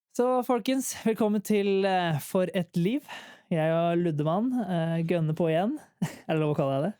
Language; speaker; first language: Norwegian; native; Norwegian